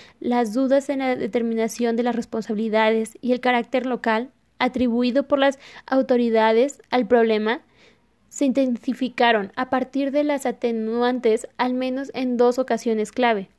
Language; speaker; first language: Spanish; native; Spanish